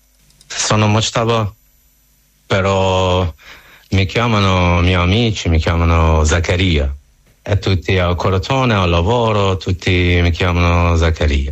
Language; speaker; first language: Italian; non-native, learner; Persian